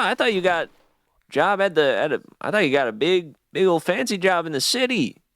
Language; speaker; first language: English; native; English